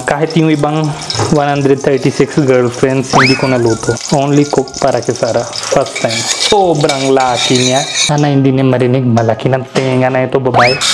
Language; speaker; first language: Filipino; non-native, learner; Punjabi